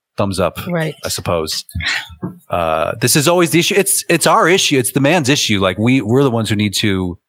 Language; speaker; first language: English; native; English